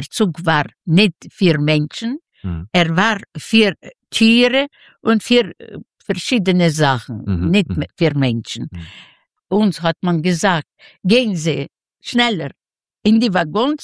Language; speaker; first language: German; non-native, learner; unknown